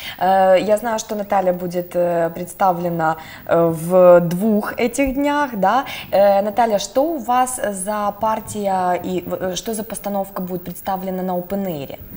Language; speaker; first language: Russian; native; Russian